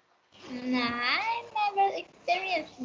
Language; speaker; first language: English; non-native, learner; Vietnamese